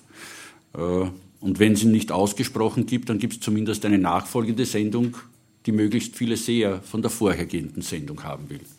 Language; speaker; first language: German; native; German